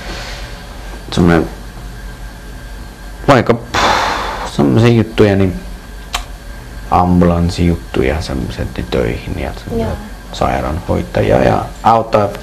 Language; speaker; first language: Finnish; non-native, learner; Persian